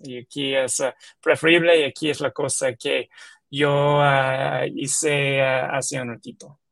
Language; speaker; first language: Spanish; non-native, learner; English